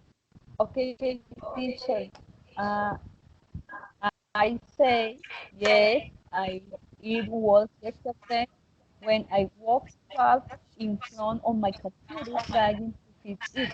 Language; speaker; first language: English; non-native, learner; Spanish